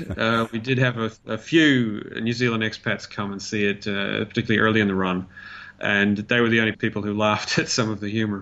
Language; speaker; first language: English; native; English